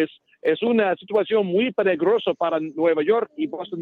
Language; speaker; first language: Spanish; non-native, learner; English